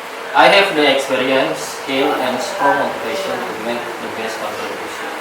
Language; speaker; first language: English; non-native, learner; Indonesian